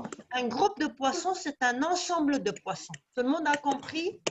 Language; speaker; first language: French; non-native, local second language; Arabic